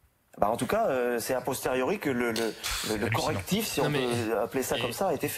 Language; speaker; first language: French; native; French